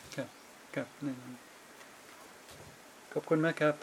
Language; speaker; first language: Thai; non-native, fluent; French